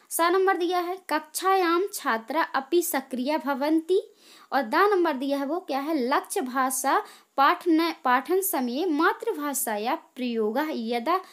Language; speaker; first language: Hindi; native; Hindi